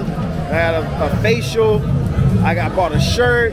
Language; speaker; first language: English; native; English